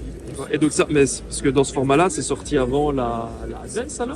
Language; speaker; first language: French; native; French